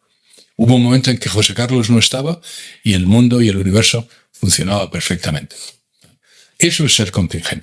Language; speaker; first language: Spanish; native; Spanish